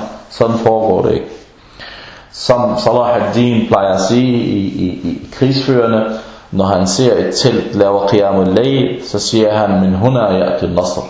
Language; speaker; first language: Danish; early bilingual, other home language; Arabic